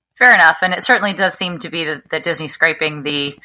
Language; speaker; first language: English; native; English